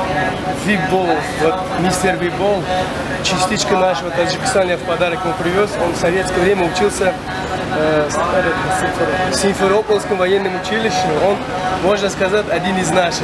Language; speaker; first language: Russian; non-native, local second language; Tajik